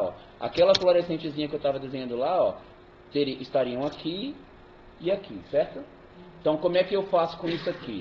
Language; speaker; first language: Portuguese; native; Portuguese